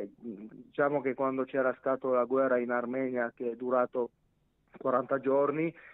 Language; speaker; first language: Italian; non-native, fluent; Armenian